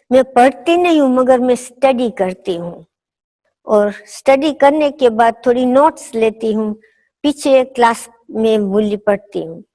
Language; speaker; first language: Hindi; non-native, fluent; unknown